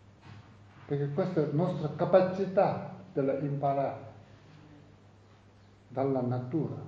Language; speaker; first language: Italian; non-native, learner; Tibetan